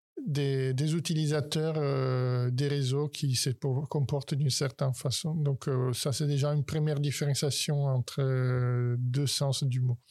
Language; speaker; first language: French; non-native, fluent; Italian